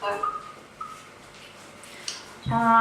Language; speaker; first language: English; non-native, fluent; Russian